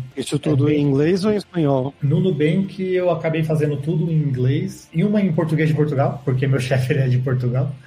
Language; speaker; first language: Portuguese; native; Portuguese